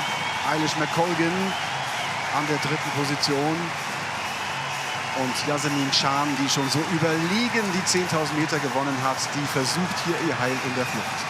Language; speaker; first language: German; native; German